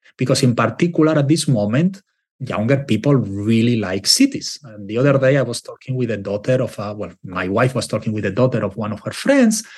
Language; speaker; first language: English; non-native, fluent; Spanish